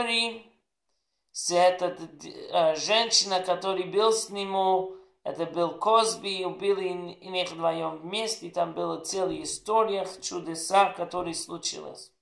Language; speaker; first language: Russian; non-native, learner; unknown